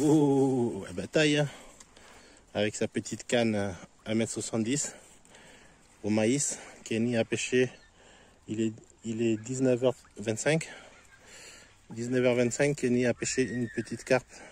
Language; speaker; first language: French; native; French